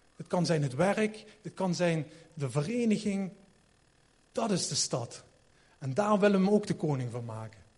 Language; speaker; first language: Dutch; native; Dutch